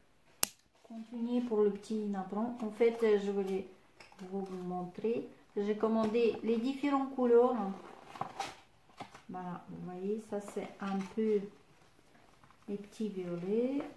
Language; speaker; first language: French; non-native, fluent; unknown